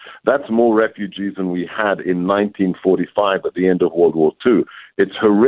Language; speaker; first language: English; native; English